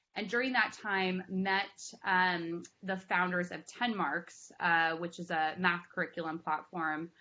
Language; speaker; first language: English; native; English